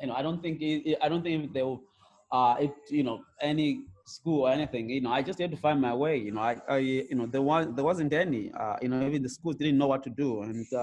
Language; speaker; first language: English; non-native, local second language; Shona